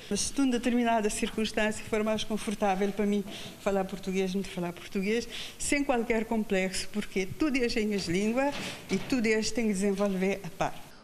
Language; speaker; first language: Portuguese; non-native, local second language; Kabuverdianu